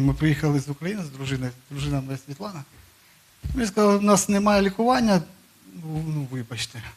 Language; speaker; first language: Ukrainian; non-native, local second language; Russian